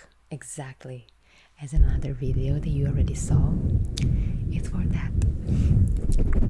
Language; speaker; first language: English; non-native, fluent; Italian